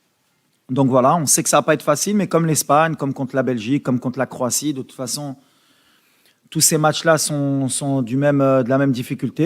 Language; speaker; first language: French; native; French